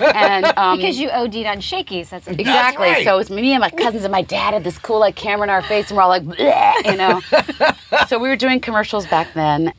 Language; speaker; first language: English; native; English